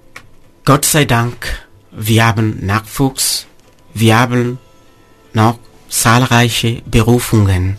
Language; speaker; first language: German; non-native, fluent; Mossi